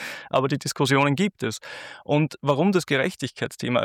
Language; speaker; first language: German; native; German